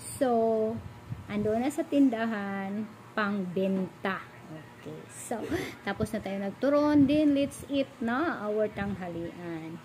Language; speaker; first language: Filipino; non-native, local second language; Cebuano